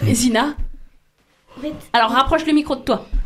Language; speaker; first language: French; native; French